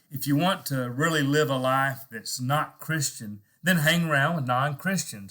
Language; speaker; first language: English; native; English